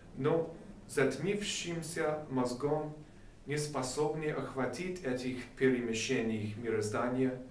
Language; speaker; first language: Russian; non-native, fluent; English